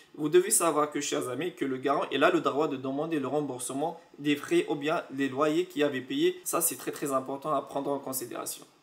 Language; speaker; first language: French; non-native, local second language; Arabic